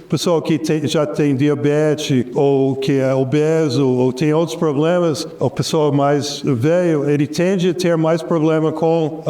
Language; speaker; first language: Portuguese; non-native, fluent; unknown